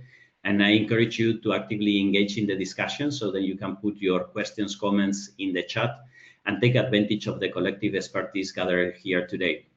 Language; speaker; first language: English; non-native, fluent; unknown